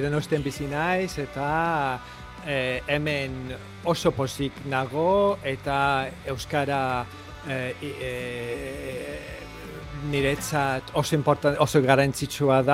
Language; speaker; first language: Basque; non-native, learner; English